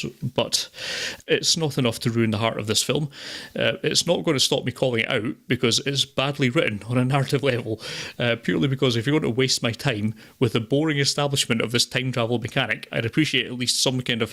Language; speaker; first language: English; native; English